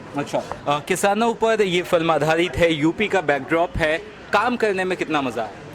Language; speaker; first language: Hindi; native; Hindi